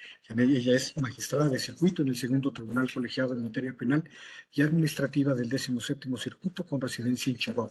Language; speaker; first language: Spanish; native; Spanish